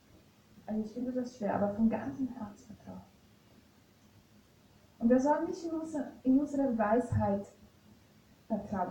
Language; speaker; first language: German; non-native, fluent; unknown